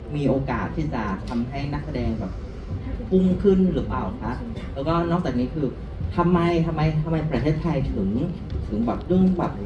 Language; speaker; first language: Thai; non-native, fluent; Vietnamese